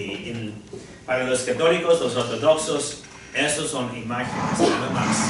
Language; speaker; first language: Spanish; non-native, fluent; English